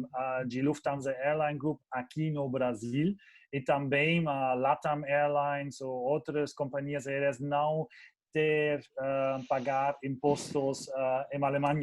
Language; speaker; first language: Portuguese; non-native, fluent; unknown